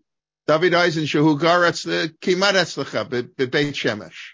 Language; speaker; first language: Hebrew; non-native, fluent; English